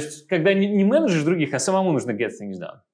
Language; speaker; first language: Russian; native; Russian